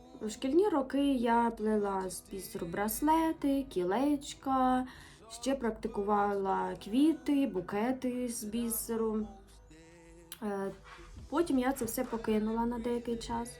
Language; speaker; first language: Ukrainian; native; Ukrainian